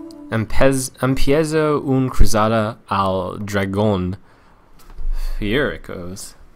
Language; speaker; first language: Spanish; non-native, learner; English